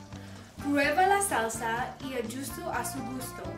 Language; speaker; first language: Spanish; non-native, learner; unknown